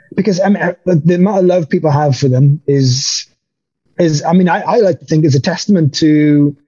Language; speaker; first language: English; native; English